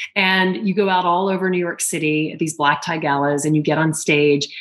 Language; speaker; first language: English; native; English